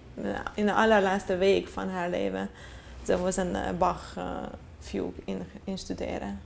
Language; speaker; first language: Dutch; non-native, fluent; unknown